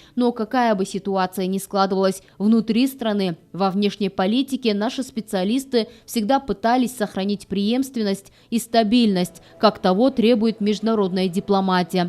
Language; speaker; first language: Russian; native; Russian